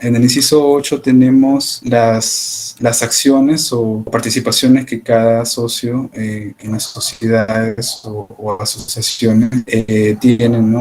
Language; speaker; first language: Spanish; native; Spanish